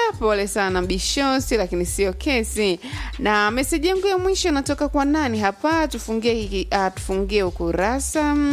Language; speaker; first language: Swahili; native; Swahili